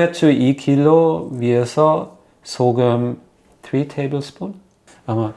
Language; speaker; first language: Korean; non-native, fluent; German